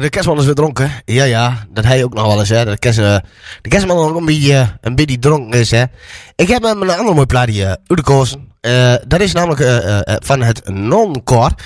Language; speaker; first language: Dutch; native; Dutch